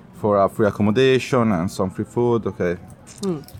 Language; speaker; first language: English; non-native, learner; Italian